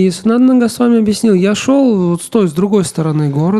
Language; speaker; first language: Russian; native; Russian